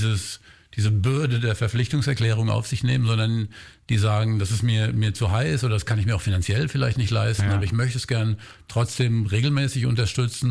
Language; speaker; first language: German; native; German